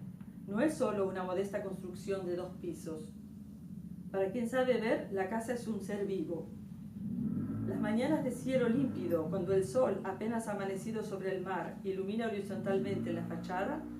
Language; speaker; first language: Spanish; native; Spanish